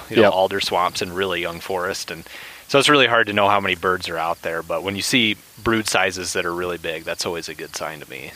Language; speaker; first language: English; native; English